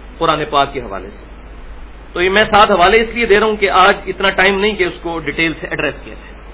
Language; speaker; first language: Urdu; non-native, local second language; Punjabi